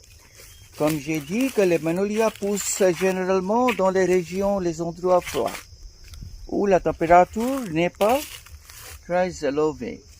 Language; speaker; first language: French; non-native, fluent; Bangla